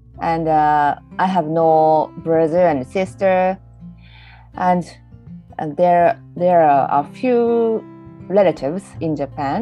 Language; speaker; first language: English; non-native, learner; Japanese